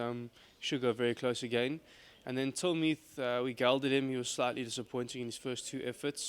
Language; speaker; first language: English; native; English